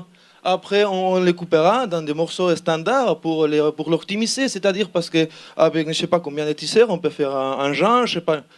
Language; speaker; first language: French; non-native, learner; Spanish